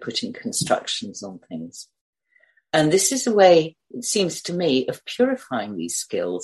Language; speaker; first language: English; native; English